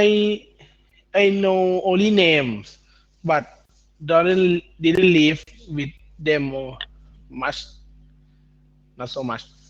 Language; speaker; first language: English; non-native, learner; Thai